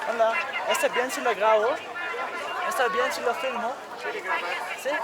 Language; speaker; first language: Spanish; non-native, learner; English